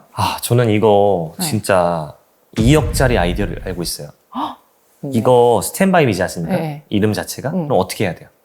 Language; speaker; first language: Korean; native; Korean